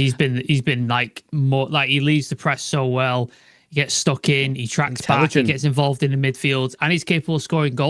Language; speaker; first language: English; native; English